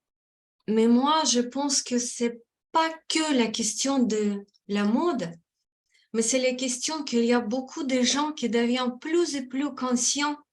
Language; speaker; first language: French; non-native, fluent; Russian